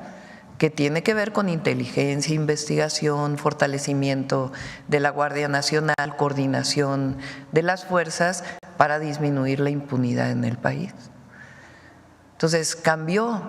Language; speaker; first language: Spanish; native; Spanish